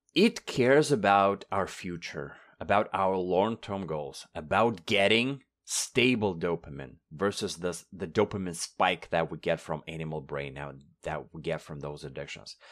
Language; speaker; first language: English; non-native, fluent; Russian